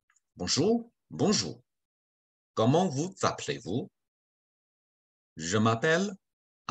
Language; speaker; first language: French; non-native, fluent; Chinese